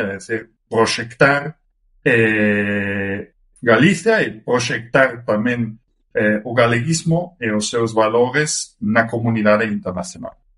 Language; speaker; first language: Galician; non-native, fluent; German